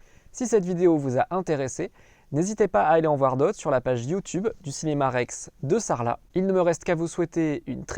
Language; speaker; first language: French; native; French